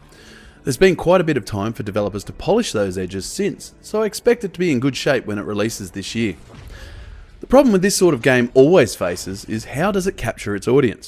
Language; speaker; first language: English; native; English